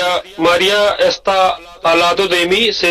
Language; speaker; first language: Spanish; non-native, learner; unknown